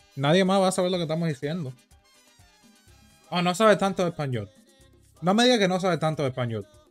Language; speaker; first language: Spanish; early bilingual, heritage; Spanish